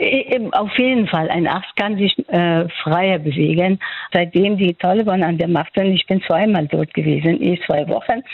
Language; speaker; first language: German; non-native, fluent; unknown